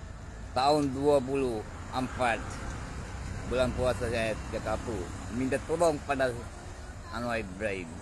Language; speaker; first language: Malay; non-native, learner; Bangla